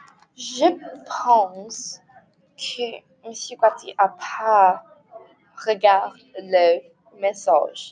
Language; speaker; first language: French; non-native, learner; English